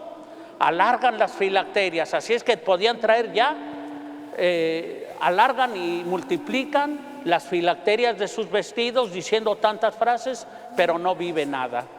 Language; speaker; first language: Spanish; native; Spanish